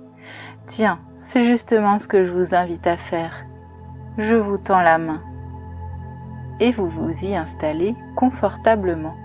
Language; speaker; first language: French; native; French